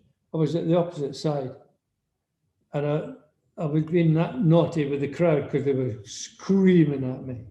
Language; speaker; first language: English; native; English